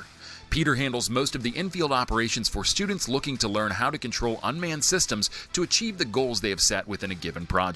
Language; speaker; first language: English; native; English